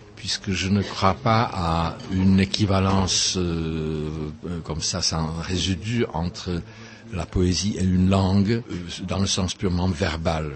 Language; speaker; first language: French; non-native, fluent; Czech